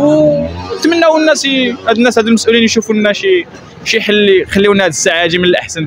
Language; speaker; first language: Arabic; native; Arabic